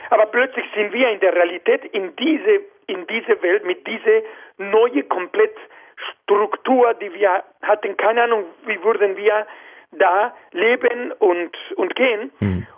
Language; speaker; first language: German; non-native, fluent; Spanish